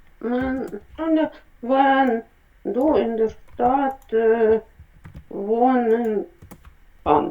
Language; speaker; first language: German; non-native, learner; Ukrainian